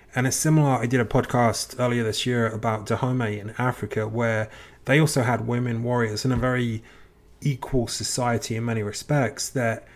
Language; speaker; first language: English; native; English